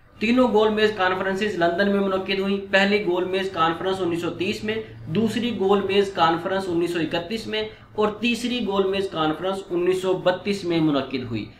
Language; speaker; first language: Urdu; non-native, local second language; Punjabi